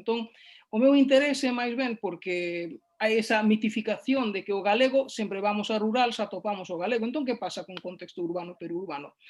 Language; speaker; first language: Galician; non-native, fluent; Bangla